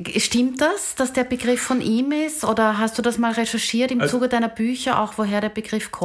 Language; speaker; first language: German; native; German